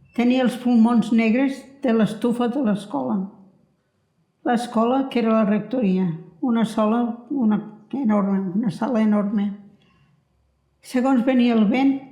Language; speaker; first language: Catalan; native; Catalan